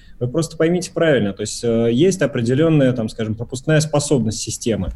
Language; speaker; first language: Russian; native; Russian